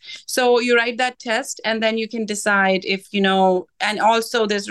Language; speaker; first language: English; non-native, local second language; Punjabi